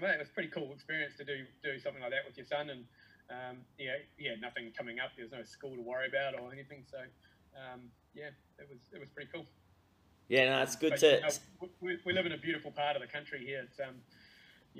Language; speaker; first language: English; native; English